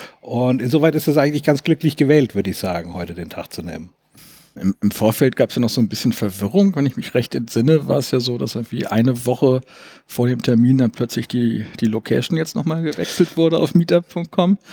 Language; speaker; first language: German; native; German